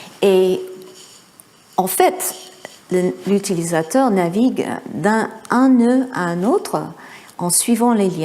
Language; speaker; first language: French; non-native, fluent; English